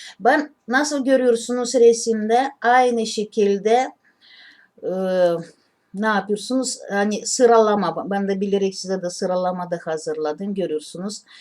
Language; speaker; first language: Turkish; non-native, learner; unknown